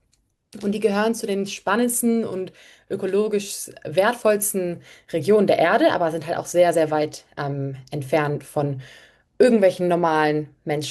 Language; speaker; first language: German; native; German